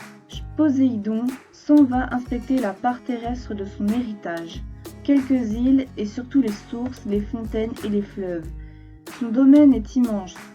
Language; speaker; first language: French; native; French